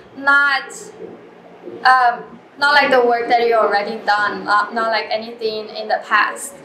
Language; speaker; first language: English; non-native, fluent; Chinese